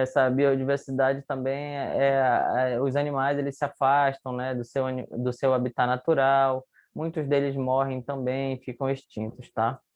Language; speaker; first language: Portuguese; native; Portuguese